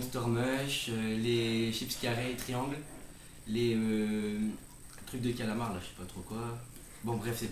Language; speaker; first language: French; native; French